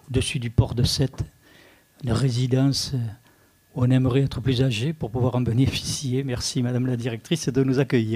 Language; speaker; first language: French; native; French